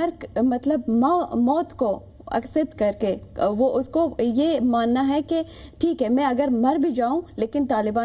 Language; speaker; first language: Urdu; non-native, fluent; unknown